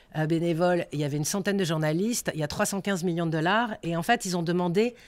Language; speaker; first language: French; native; French